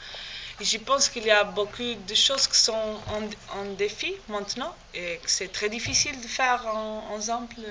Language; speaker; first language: French; non-native, learner; Portuguese